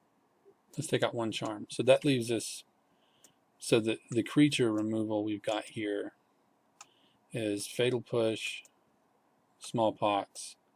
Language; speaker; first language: English; native; English